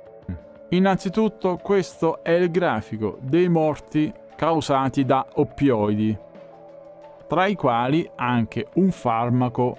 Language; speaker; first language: Italian; native; Italian